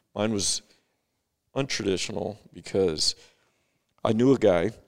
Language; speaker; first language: English; native; English